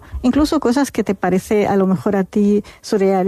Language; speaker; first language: Spanish; non-native, fluent; Arabic